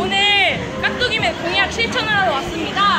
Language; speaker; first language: Korean; native; Korean